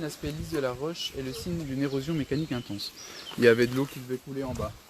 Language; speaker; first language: French; native; French